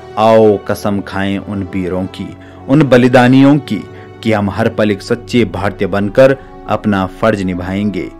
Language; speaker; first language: Hindi; native; Hindi